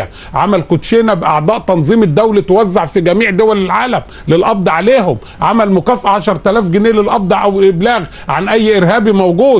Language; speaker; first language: Arabic; native; Arabic